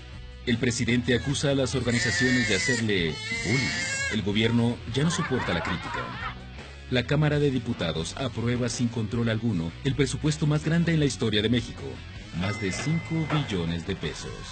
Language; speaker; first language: Spanish; native; Spanish